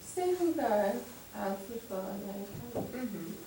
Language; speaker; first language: Spanish; non-native, learner; English